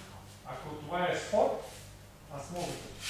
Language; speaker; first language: Bulgarian; non-native, learner; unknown